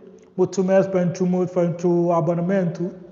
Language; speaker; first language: Romanian; non-native, learner; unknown